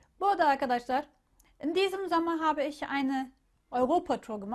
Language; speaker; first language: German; non-native, fluent; Turkish